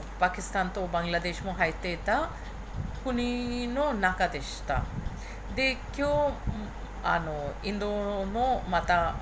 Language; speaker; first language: Japanese; non-native, fluent; Hindi